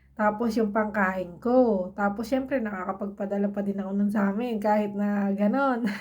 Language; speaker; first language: Filipino; native; Filipino